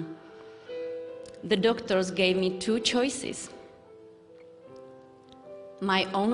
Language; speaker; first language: English; non-native, learner; Czech